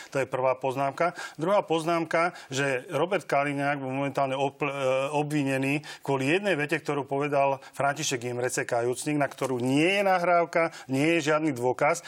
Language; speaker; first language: Slovak; native; Slovak